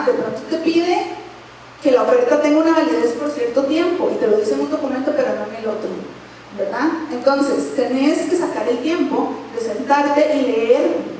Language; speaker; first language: Spanish; native; Spanish